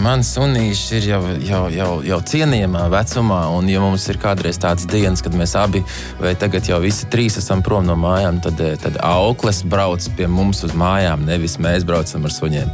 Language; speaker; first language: Latvian; native; Latvian